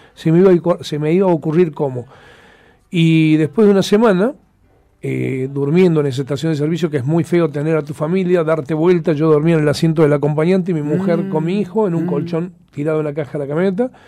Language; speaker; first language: Spanish; native; Spanish